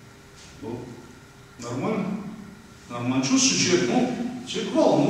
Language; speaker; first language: Russian; native; Russian